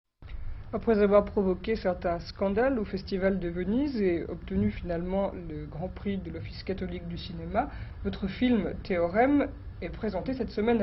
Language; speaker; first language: French; native; French